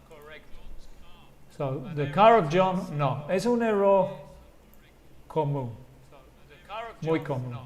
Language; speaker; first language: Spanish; non-native, fluent; English